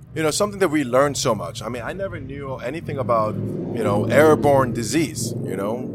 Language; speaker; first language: English; non-native, fluent; Korean